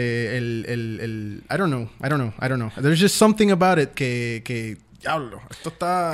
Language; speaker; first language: English; non-native, local second language; Spanish